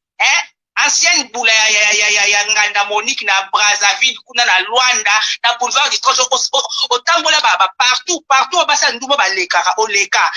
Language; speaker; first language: Lingala; native; Lingala